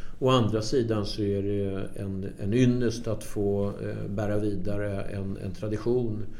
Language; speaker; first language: Swedish; native; Swedish